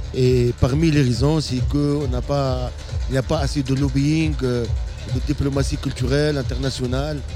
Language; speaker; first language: French; non-native, local second language; Arabic